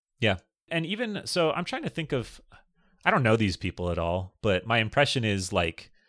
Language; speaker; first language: English; native; English